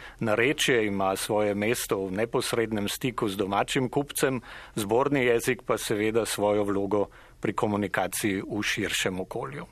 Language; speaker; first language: Slovenian; native; Slovenian